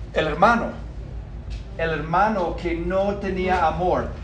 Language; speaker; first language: Spanish; non-native, fluent; English